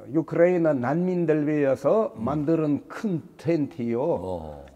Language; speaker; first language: Korean; non-native, learner; Russian